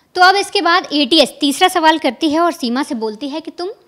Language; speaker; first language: Hindi; native; Hindi